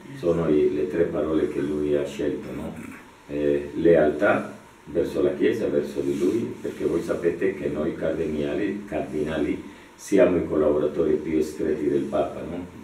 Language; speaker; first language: Italian; non-native, fluent; Spanish